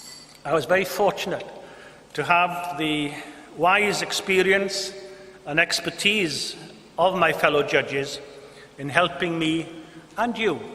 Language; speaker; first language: English; non-native, local second language; Welsh